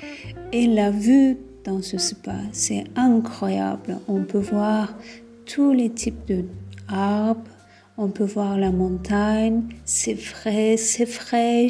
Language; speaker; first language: French; non-native, fluent; Turkish